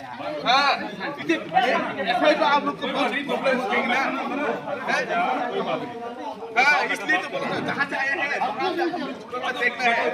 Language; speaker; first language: Hindi; non-native, local second language; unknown